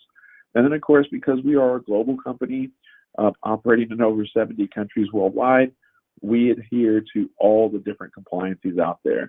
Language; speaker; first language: English; native; English